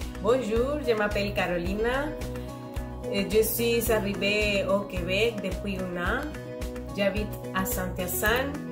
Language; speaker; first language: French; non-native, learner; Spanish